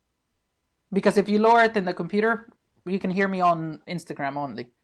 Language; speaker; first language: English; non-native, fluent; Spanish